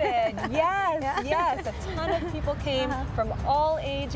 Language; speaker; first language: English; early bilingual, other home language; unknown